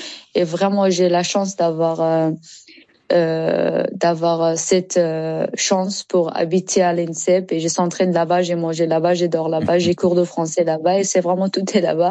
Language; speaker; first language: French; non-native, learner; Persian